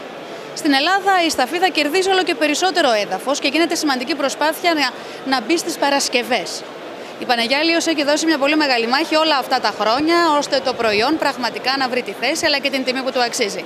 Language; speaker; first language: Greek; native; Greek